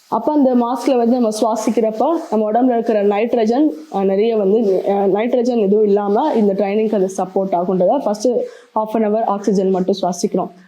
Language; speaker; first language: Tamil; native; Tamil